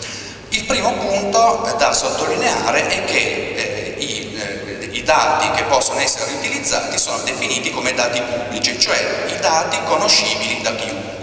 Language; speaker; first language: Italian; native; Italian